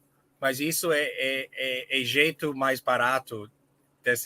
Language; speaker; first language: Portuguese; non-native, learner; English